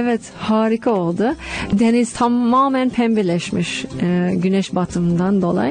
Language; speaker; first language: Turkish; non-native, fluent; English